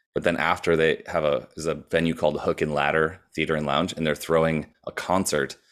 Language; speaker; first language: English; native; English